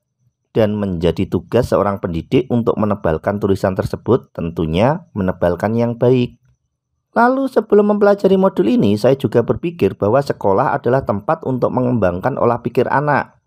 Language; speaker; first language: Indonesian; non-native, local second language; Javanese